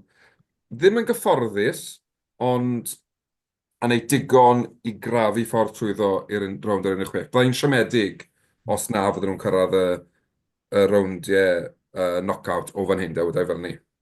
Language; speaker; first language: Welsh; native; Welsh